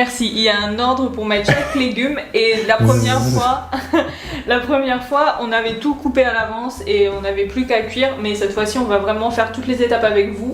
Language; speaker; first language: French; native; French